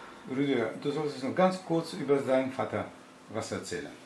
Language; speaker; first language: German; non-native, learner; Polish